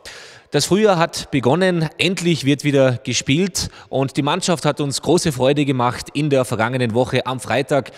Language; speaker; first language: German; native; German